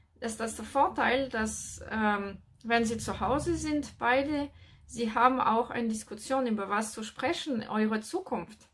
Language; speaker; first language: German; non-native, learner; French